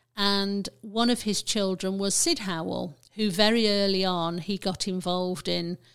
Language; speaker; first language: English; native; English